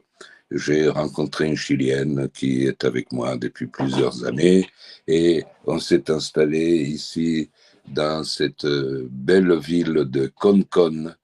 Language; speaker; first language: French; early bilingual, heritage; French